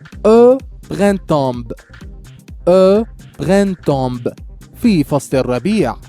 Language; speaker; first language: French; non-native, fluent; Arabic